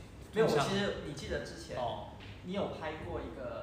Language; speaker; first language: Chinese; native; Chinese